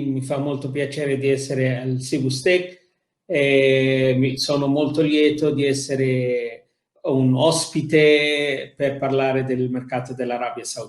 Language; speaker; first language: Italian; non-native, fluent; Arabic